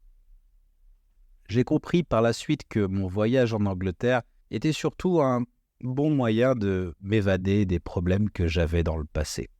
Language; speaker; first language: French; native; French